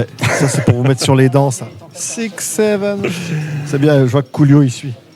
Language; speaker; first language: French; native; French